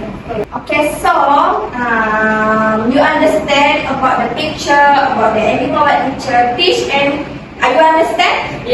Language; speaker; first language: English; non-native, local second language; Malay